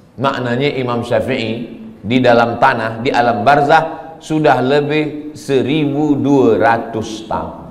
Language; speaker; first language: Malay; native; Malay